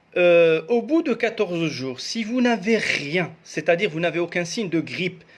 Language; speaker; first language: French; non-native, local second language; Arabic